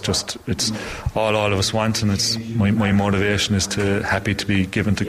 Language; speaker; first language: English; native; English